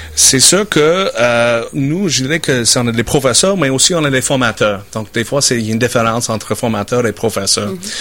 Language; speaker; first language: French; non-native, fluent; English